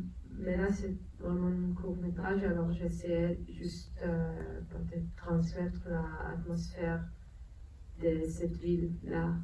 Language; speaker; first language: French; non-native, fluent; Hebrew